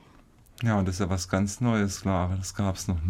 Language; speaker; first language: German; native; German